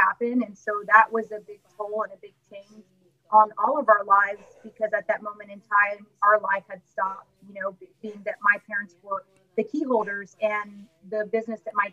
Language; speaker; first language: English; native; English